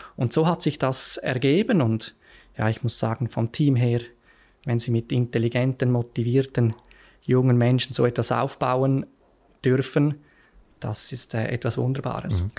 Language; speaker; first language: German; native; German